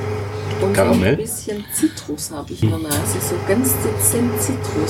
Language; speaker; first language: German; native; German